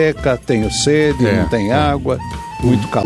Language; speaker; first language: Portuguese; native; Portuguese